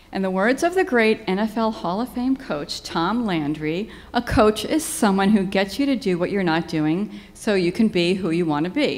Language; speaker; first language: English; native; English